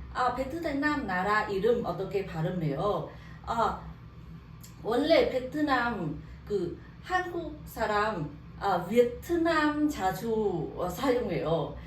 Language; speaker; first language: Korean; non-native, learner; Vietnamese